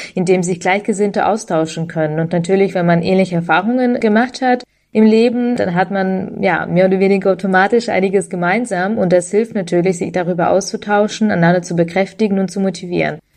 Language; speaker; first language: German; early bilingual, other home language; Russian